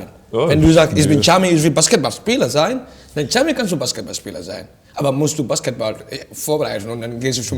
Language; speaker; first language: German; non-native, fluent; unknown